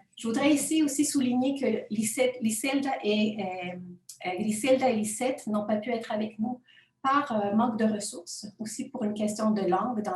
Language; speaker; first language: French; non-native, fluent; Spanish